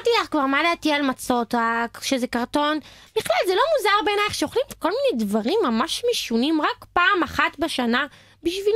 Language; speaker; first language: Hebrew; native; Hebrew